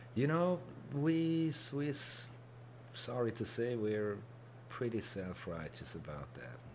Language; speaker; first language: English; non-native, fluent; German